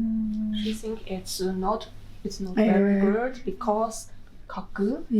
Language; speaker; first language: English; non-native, learner; Japanese